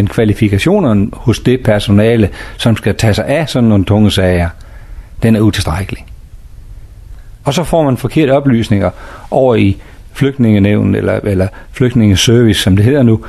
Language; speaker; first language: Danish; native; Danish